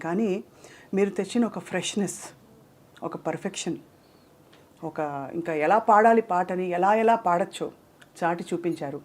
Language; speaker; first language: Telugu; native; Telugu